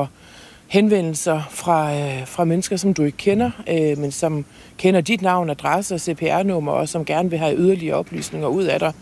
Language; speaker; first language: Danish; native; Danish